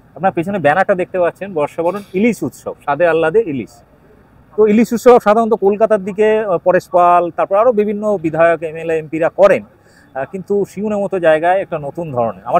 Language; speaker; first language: Bangla; native; Bangla